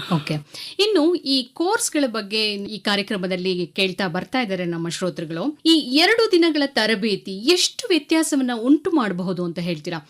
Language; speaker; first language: Kannada; native; Kannada